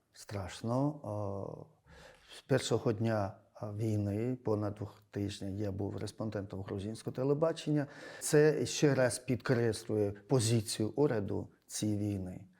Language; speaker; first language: Ukrainian; non-native, fluent; Georgian